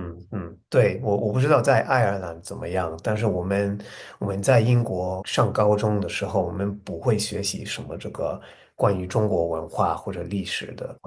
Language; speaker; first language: Chinese; non-native, fluent; English